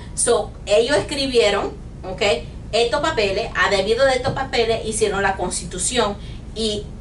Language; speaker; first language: Spanish; non-native, learner; English